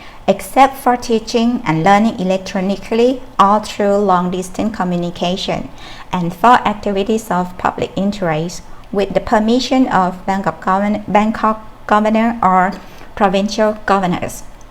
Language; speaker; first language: English; non-native, fluent; Thai